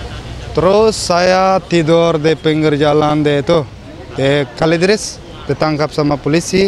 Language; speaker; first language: Indonesian; non-native, fluent; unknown